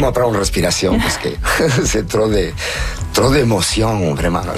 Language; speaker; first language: French; non-native, fluent; Spanish